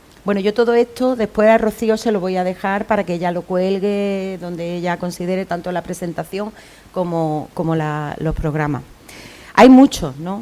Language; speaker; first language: Spanish; native; Spanish